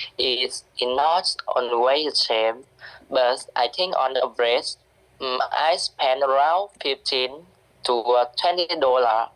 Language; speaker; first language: English; non-native, learner; Vietnamese